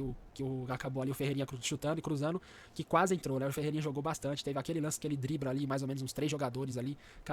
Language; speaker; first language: Portuguese; native; Portuguese